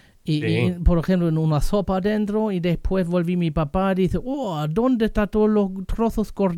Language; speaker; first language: Spanish; non-native, fluent; German